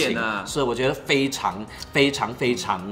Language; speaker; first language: Chinese; native; Chinese